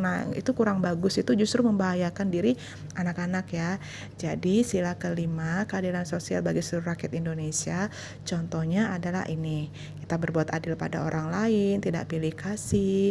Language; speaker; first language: Indonesian; native; Indonesian